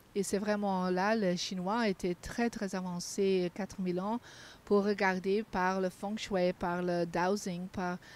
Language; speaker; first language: French; non-native, fluent; Dutch